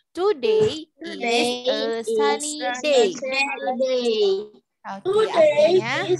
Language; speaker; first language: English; non-native, fluent; Indonesian